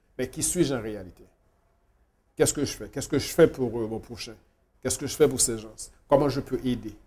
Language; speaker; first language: French; non-native, local second language; Haitian Creole